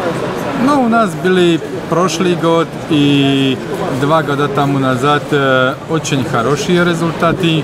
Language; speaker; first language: Russian; non-native, learner; Slovak